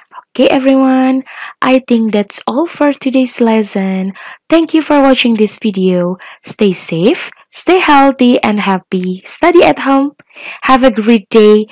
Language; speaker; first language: English; non-native, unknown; Indonesian